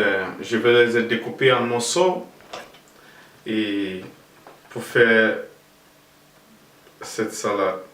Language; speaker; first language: French; non-native, fluent; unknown